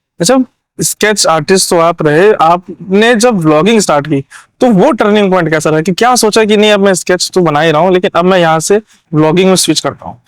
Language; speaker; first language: Hindi; native; Hindi